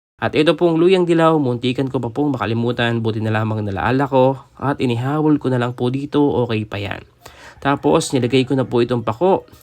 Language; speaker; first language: Filipino; native; Filipino